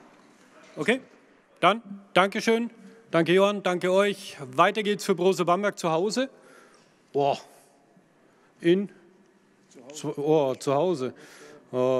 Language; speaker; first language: German; native; German